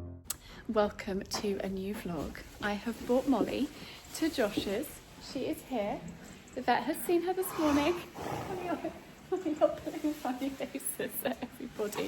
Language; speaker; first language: English; native; English